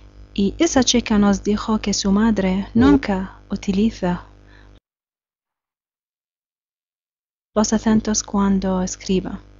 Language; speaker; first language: Spanish; non-native, learner; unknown